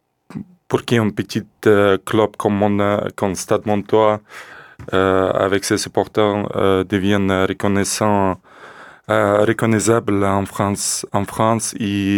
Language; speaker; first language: French; non-native, learner; Russian